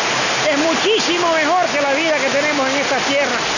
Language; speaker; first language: Spanish; native; Spanish